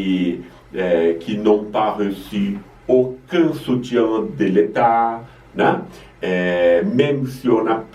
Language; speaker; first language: French; non-native, fluent; Portuguese